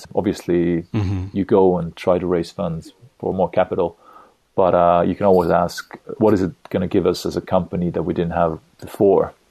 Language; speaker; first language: English; non-native, fluent; Estonian